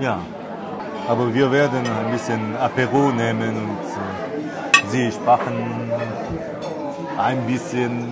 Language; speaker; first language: German; non-native, fluent; Korean